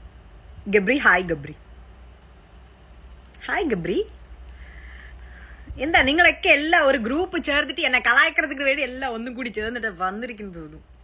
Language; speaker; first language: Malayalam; early bilingual, heritage; Malayalam